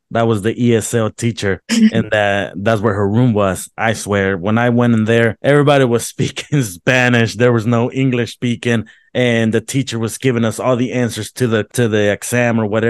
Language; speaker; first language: English; early bilingual, other home language; Spanish